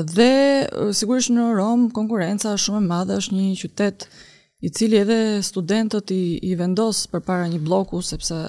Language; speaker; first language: Albanian; native; Albanian